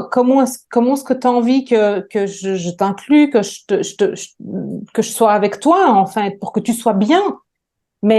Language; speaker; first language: French; native; French